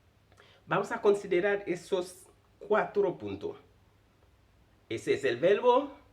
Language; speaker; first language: Spanish; non-native, fluent; Haitian Creole